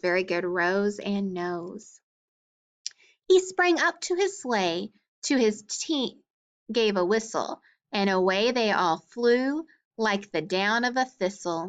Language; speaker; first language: English; native; English